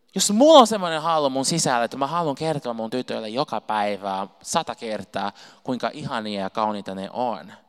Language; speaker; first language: Finnish; non-native, fluent; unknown